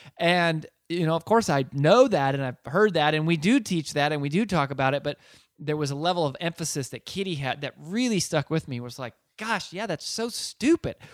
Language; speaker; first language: English; native; English